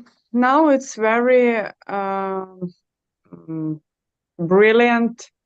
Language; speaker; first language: English; non-native, learner; Russian